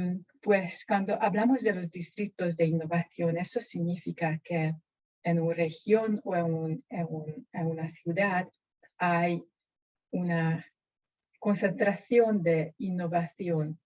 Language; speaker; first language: Spanish; non-native, fluent; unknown